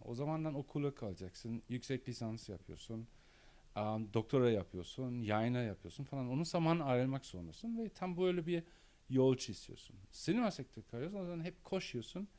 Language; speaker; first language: Turkish; non-native, learner; German